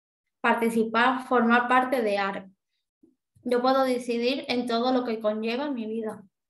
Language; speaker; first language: Spanish; native; Spanish